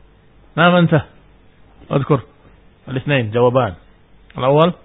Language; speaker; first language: Arabic; non-native, fluent; Indonesian